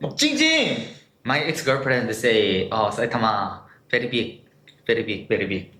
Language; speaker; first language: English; non-native, learner; Korean